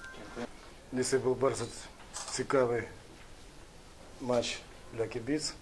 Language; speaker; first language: Polish; non-native, learner; Ukrainian